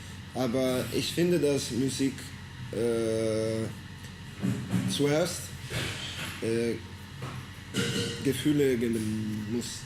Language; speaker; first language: German; non-native, fluent; Italian